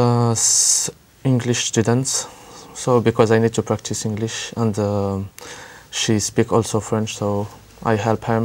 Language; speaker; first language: English; non-native, learner; French